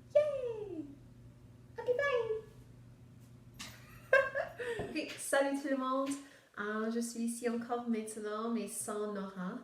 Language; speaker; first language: French; non-native, local second language; English